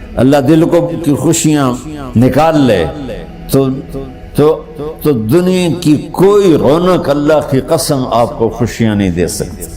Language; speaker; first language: Urdu; non-native, local second language; Punjabi